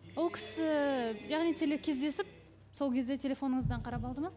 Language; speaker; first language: Kazakh; native; Kazakh